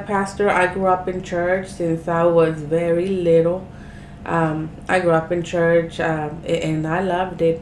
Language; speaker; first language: English; early bilingual, other home language; Spanish